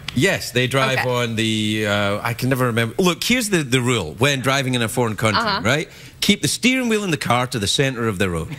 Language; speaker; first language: English; native; English